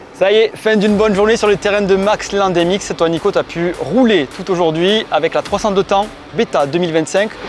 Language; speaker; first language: French; native; French